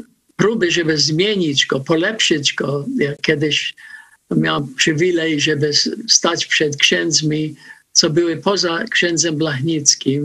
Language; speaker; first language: Polish; early bilingual, heritage; Polish